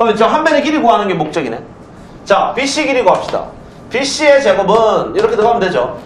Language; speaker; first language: Korean; native; Korean